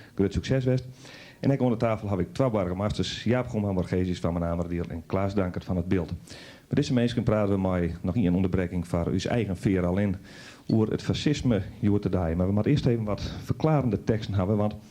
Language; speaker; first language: Dutch; non-native, local second language; Western Frisian